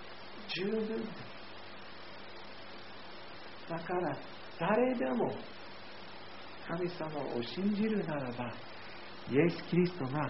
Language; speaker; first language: Japanese; non-native, fluent; English